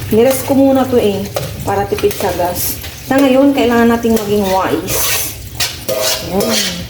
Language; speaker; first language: Filipino; non-native, local second language; Pangasinan